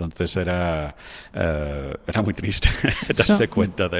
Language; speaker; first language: Spanish; non-native, fluent; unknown